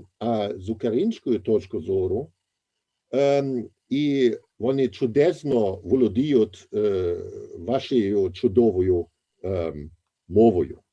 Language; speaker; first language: Ukrainian; non-native, fluent; German